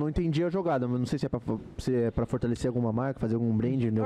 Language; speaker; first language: Portuguese; native; Portuguese